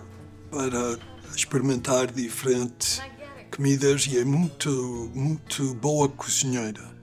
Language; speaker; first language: Portuguese; early bilingual, other home language; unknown